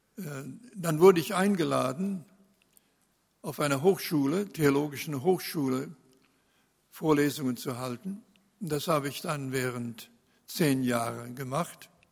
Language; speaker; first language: German; early bilingual, heritage; German